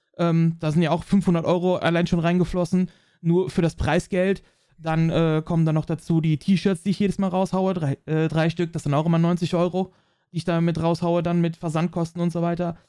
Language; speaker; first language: German; native; German